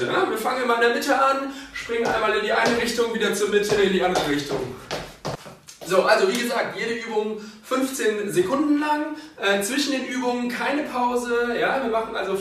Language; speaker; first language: German; native; German